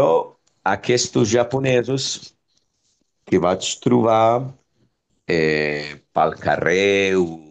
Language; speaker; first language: Catalan; non-native, fluent; Spanish